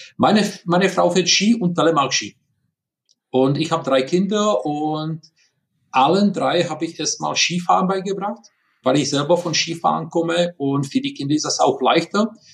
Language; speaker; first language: German; non-native, fluent; Czech